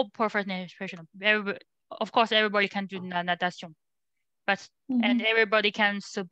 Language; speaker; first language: English; non-native, learner; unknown